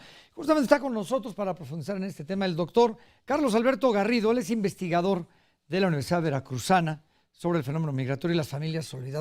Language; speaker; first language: Spanish; native; Spanish